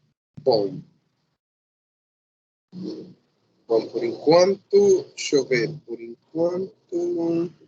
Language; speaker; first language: Portuguese; non-native, fluent; Spanish